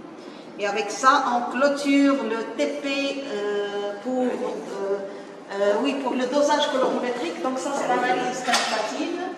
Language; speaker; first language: French; non-native, local second language; Arabic